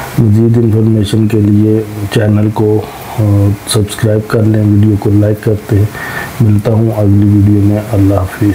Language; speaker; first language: Urdu; non-native, local second language; Punjabi